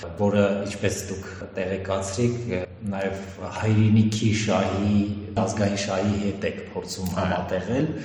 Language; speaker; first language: Armenian; native; Armenian